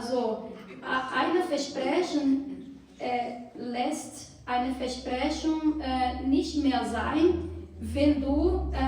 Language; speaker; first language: German; non-native, learner; Portuguese